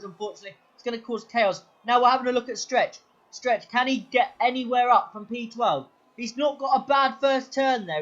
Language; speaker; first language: English; native; English